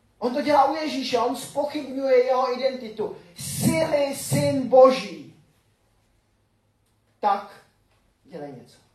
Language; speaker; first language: Czech; native; Czech